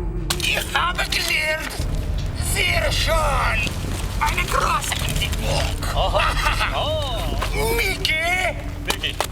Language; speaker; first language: German; non-native, learner; Hebrew